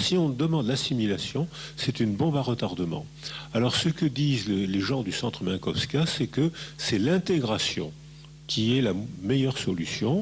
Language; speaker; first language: French; native; French